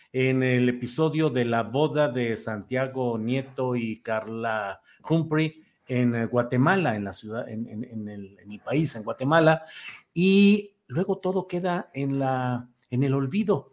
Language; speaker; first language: Spanish; native; Spanish